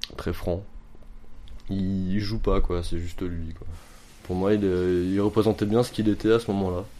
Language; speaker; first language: French; native; French